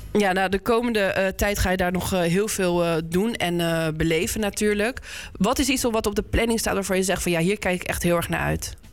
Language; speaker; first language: Dutch; native; Dutch